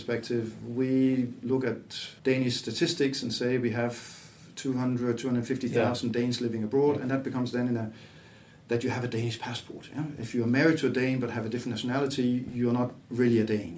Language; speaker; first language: English; non-native, fluent; Danish